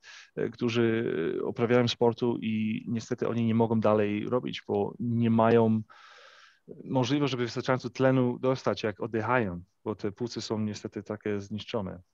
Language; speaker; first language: Polish; early bilingual, heritage; English